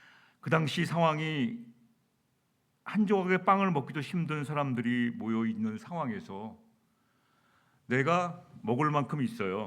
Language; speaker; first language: Korean; native; Korean